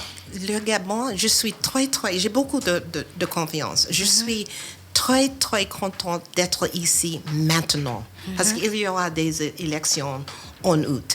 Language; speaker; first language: French; non-native, fluent; English